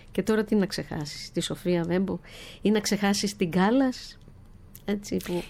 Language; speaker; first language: Greek; native; Greek